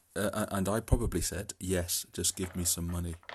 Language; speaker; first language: English; native; English